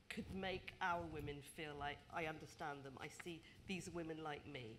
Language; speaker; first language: English; native; English